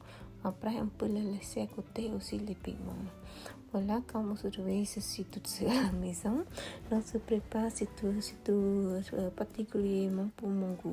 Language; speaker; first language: French; non-native, fluent; Khmer